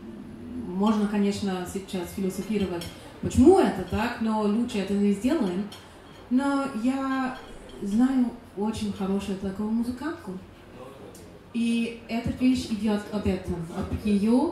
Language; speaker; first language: Russian; non-native, learner; German